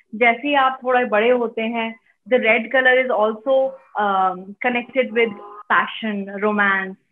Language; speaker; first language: Hindi; native; Hindi